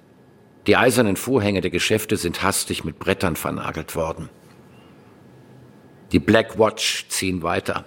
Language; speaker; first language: German; native; German